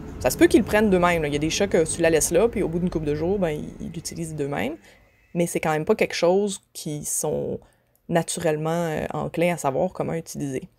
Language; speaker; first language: French; native; French